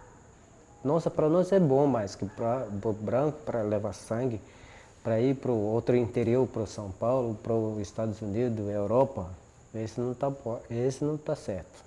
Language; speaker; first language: Portuguese; non-native, local second language; Yanomámi